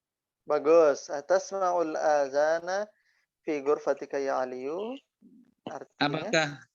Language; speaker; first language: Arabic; non-native, fluent; Indonesian